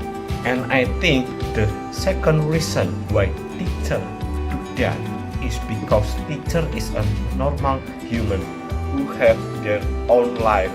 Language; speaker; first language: English; non-native, learner; Indonesian